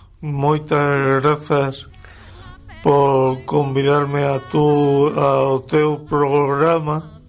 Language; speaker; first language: Galician; non-native, local second language; Spanish